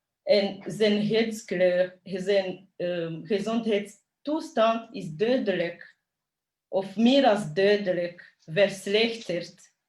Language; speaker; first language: Dutch; non-native, fluent; Kinyarwanda